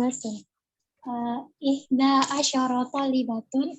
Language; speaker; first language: Arabic; non-native, learner; Indonesian